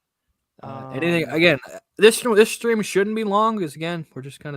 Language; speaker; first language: English; native; English